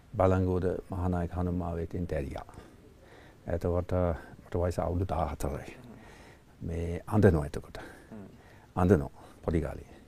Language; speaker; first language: Sinhala; non-native, fluent; English